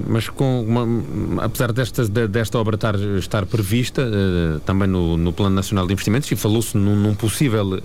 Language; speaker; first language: Portuguese; native; Portuguese